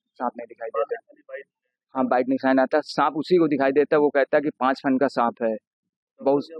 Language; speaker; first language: Hindi; native; Hindi